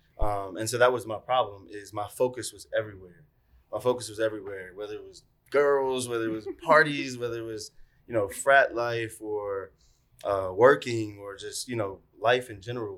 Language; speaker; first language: English; native; English